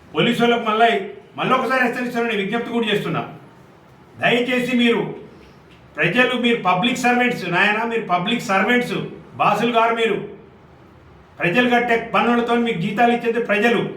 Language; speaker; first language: Telugu; native; Telugu